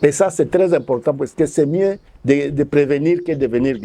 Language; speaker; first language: French; non-native, local second language; Swahili